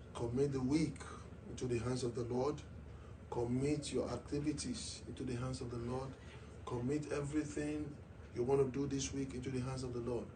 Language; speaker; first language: English; non-native, local second language; Yoruba